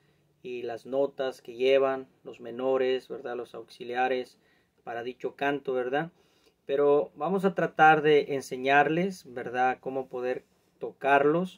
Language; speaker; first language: Spanish; native; Spanish